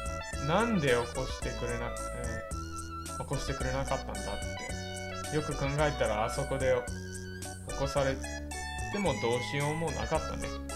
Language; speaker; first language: Japanese; non-native, fluent; English